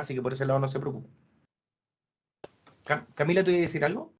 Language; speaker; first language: Spanish; native; Spanish